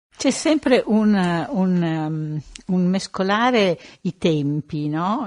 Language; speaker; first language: Italian; native; Italian